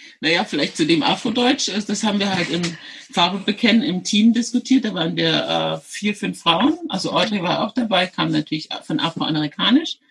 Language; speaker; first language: German; native; German